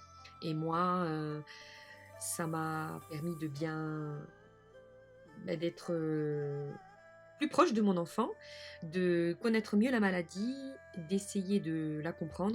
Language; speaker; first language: French; native; French